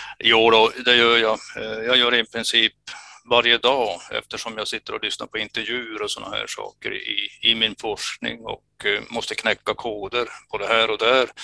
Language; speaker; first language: Swedish; native; Swedish